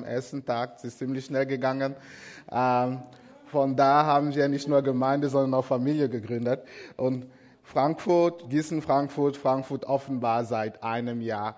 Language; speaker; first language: German; non-native, fluent; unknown